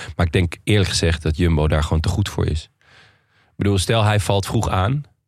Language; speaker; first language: Dutch; native; Dutch